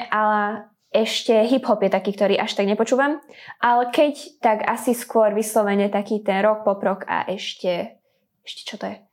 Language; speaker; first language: Slovak; non-native, local second language; Hungarian